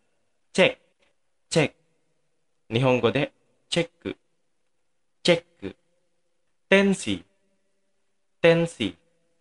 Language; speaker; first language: Japanese; non-native, fluent; Indonesian